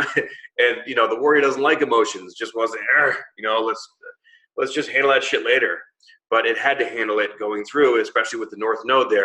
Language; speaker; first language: English; native; English